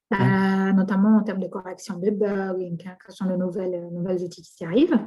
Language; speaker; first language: French; non-native, fluent; Portuguese